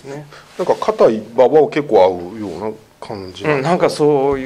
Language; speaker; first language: Japanese; native; Japanese